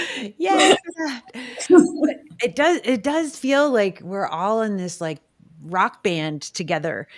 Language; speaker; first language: English; native; English